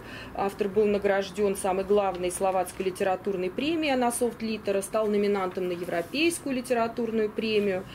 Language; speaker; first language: Russian; native; Russian